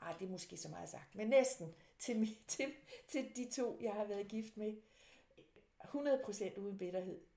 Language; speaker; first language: Danish; native; Danish